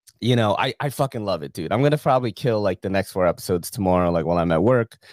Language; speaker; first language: English; early bilingual, other home language; Filipino